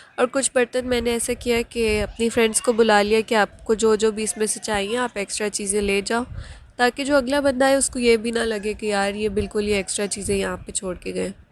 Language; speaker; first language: Urdu; native; Urdu